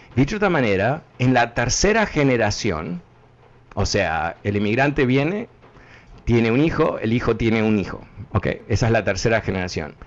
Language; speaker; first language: Spanish; early bilingual, heritage; Spanish